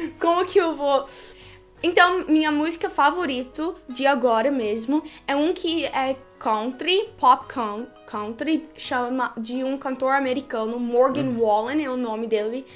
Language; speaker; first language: Portuguese; early bilingual, heritage; Portuguese